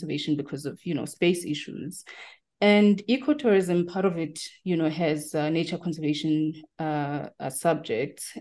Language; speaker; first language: English; non-native, local second language; Tsonga